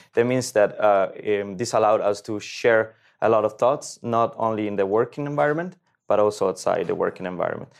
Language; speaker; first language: English; non-native, fluent; Italian